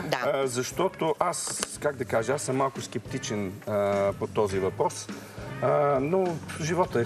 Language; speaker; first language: Bulgarian; native; Bulgarian